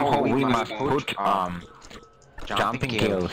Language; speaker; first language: English; non-native, learner; German